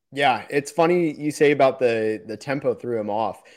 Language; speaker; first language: English; native; English